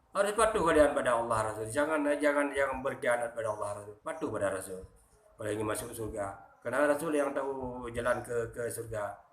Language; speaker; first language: Malay; non-native, local second language; Achinese